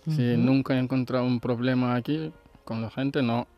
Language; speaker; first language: Spanish; non-native, learner; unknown